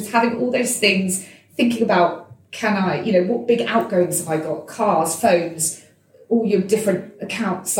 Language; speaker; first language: English; native; English